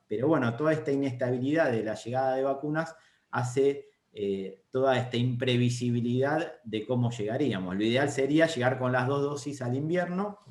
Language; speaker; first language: Spanish; native; Spanish